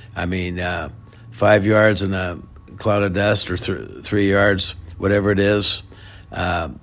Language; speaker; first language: English; native; English